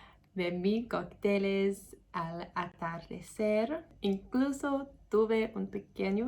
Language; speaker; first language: Spanish; non-native, learner; English